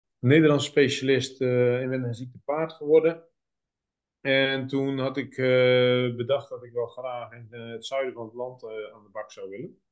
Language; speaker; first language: Dutch; native; Dutch